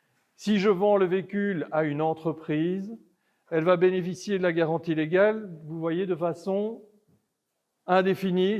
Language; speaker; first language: French; native; French